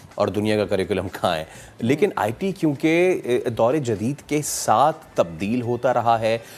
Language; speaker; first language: Urdu; native; Urdu